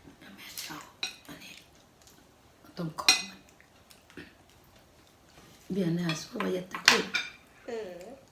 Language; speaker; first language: Swedish; non-native, learner; Thai